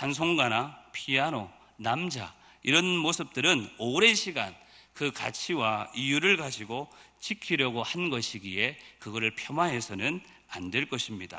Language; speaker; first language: Korean; native; Korean